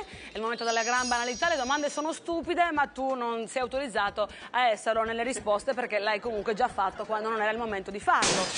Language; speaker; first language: Italian; native; Italian